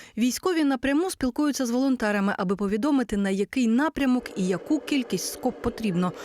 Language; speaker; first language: Ukrainian; native; Ukrainian